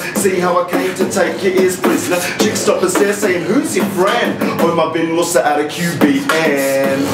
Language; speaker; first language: English; native; English